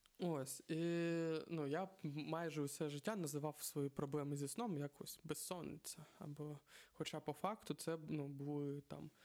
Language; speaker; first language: Ukrainian; non-native, local second language; Russian